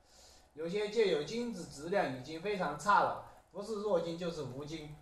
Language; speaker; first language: Chinese; native; Chinese